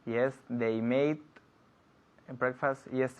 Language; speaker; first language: English; non-native, learner; Spanish